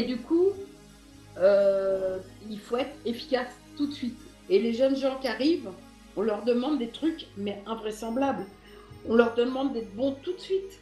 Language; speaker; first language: French; native; French